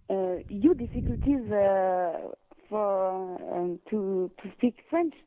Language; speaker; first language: English; non-native, learner; French